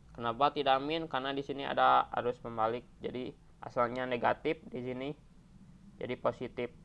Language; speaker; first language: Indonesian; native; Indonesian